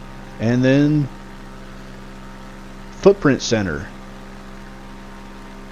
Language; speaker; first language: English; native; English